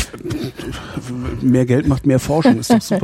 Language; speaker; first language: German; native; German